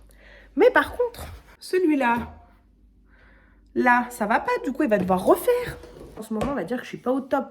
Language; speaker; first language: French; native; French